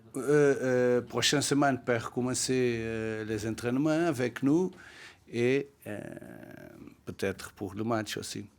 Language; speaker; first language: French; non-native, learner; Portuguese